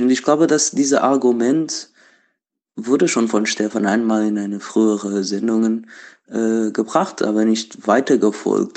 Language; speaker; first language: German; non-native, learner; Portuguese